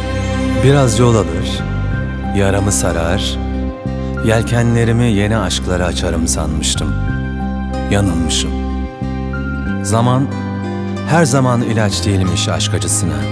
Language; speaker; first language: Turkish; native; Turkish